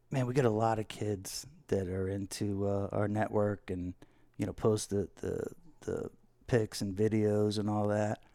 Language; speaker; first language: English; native; English